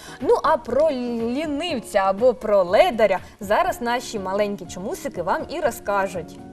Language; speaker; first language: Ukrainian; native; Ukrainian